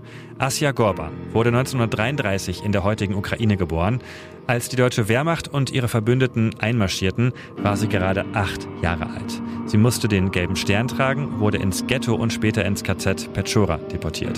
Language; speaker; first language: German; native; German